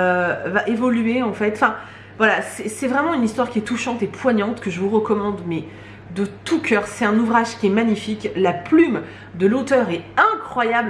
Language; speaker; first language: French; native; French